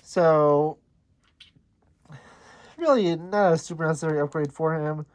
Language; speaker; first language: English; native; English